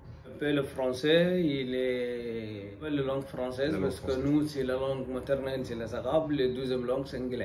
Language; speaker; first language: French; non-native, learner; Arabic